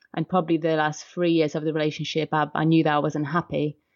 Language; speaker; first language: English; non-native, fluent; Polish